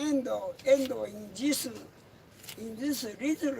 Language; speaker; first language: English; non-native, learner; Japanese